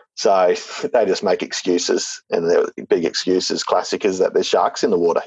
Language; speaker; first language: English; native; English